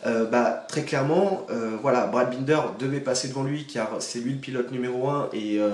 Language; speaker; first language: French; native; French